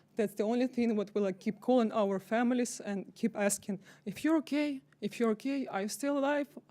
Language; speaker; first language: English; non-native, fluent; Ukrainian